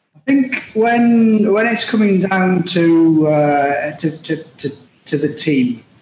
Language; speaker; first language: English; native; English